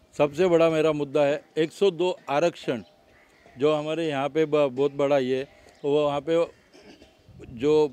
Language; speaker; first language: Hindi; non-native, local second language; Marathi